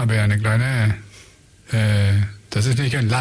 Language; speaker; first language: German; non-native, learner; Spanish